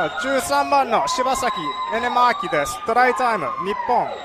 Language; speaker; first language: Japanese; non-native, learner; English